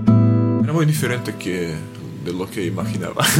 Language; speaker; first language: Spanish; non-native, fluent; Slovak